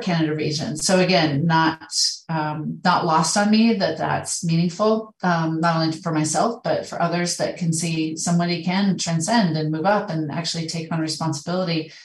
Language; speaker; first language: English; native; English